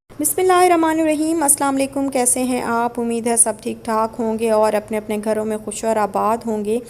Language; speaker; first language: Urdu; native; Urdu